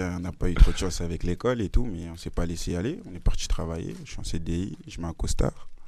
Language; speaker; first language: French; native; French